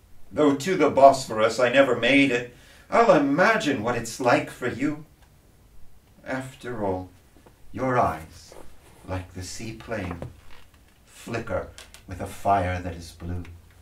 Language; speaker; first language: English; native; English